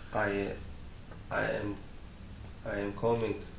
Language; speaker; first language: English; non-native, learner; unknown